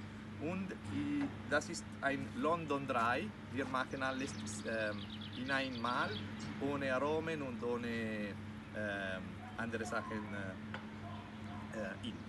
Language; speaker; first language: German; non-native, local second language; Italian